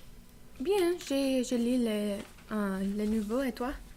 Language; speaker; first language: French; non-native, learner; English